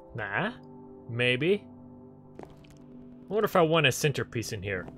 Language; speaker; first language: English; native; English